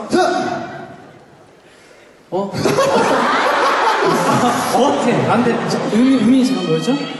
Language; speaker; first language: Japanese; non-native, learner; Korean